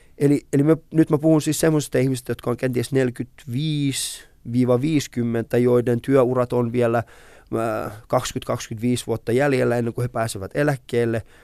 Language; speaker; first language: Finnish; early bilingual, other home language; Persian